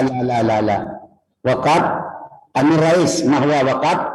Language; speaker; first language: Arabic; non-native, fluent; Indonesian